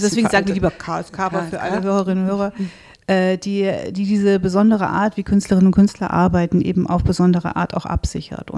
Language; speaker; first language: German; native; German